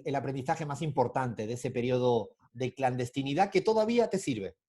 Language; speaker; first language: Spanish; native; Spanish